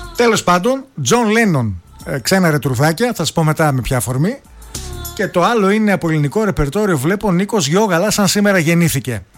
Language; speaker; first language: Greek; native; Greek